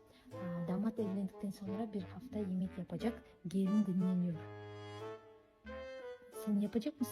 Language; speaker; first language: Turkish; non-native, fluent; Kazakh